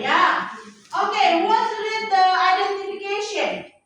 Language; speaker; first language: English; non-native, fluent; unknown